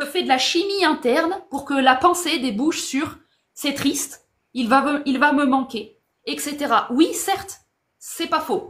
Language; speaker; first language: French; native; French